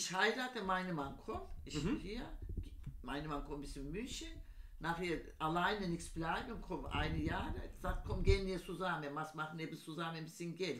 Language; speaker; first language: German; non-native, learner; Turkish